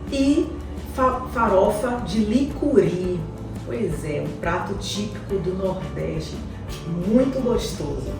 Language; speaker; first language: Portuguese; native; Portuguese